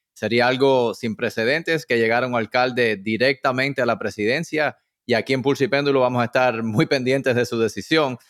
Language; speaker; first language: Spanish; early bilingual, heritage; Spanish